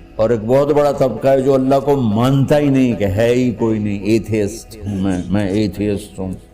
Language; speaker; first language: Urdu; non-native, local second language; Punjabi